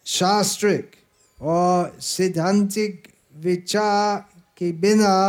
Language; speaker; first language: Hindi; non-native, fluent; English